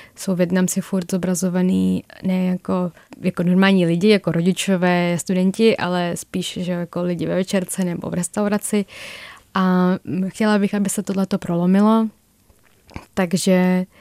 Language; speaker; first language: Czech; early bilingual, other home language; Vietnamese